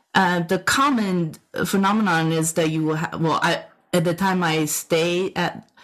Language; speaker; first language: English; non-native, fluent; Chinese